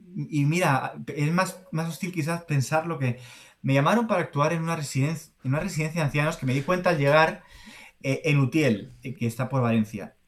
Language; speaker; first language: Spanish; native; Spanish